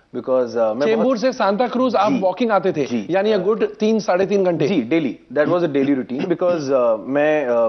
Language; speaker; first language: Hindi; native; Hindi